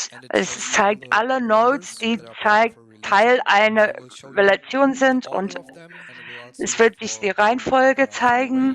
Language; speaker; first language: German; non-native, learner; English